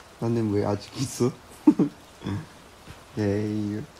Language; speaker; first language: Korean; non-native, learner; Chinese